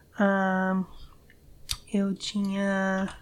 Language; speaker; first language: Portuguese; non-native, learner; English